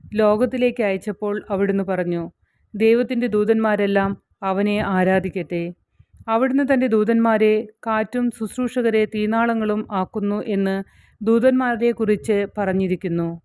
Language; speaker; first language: Malayalam; native; Malayalam